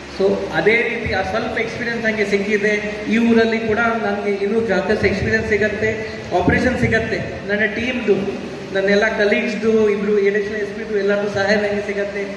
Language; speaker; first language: Kannada; non-native, fluent; Hindi